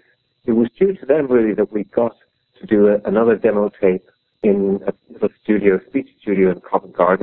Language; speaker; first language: English; native; English